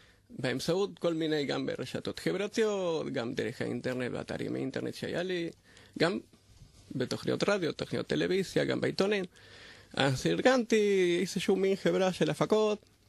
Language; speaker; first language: Hebrew; non-native, fluent; Spanish